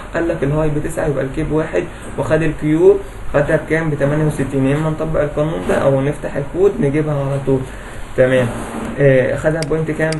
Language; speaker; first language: Arabic; native; Arabic